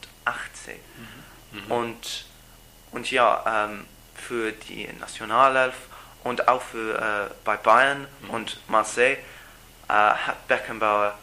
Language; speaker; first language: German; non-native, learner; English